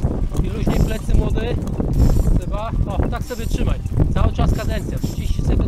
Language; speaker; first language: Polish; native; Polish